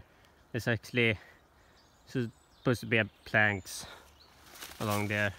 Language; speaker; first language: English; non-native, fluent; Swedish